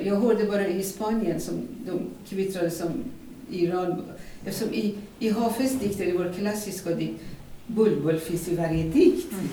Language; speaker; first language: Swedish; non-native, fluent; Persian